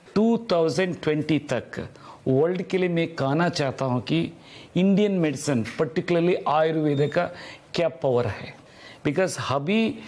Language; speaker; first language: Hindi; non-native, local second language; Telugu